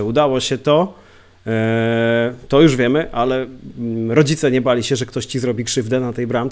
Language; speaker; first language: Polish; native; Polish